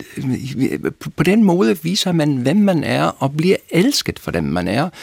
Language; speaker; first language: Danish; non-native, fluent; German